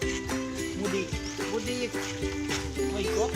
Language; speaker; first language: Indonesian; non-native, local second language; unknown